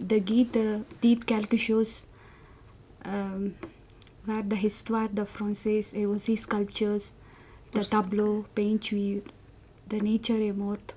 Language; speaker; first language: French; non-native, learner; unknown